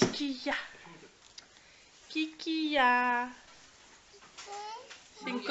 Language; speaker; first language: French; native; French